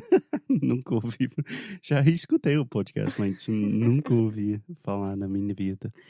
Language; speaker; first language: Portuguese; non-native, fluent; English